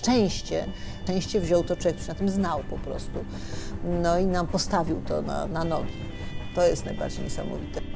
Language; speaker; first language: Polish; native; Polish